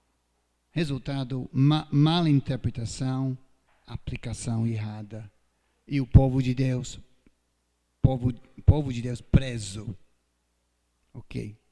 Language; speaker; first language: Portuguese; non-native, fluent; English